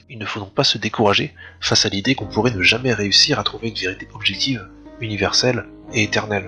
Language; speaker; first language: French; native; French